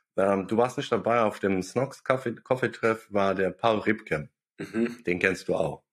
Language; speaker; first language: German; non-native, fluent; Bosnian